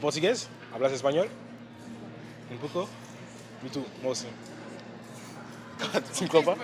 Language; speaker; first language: French; native; French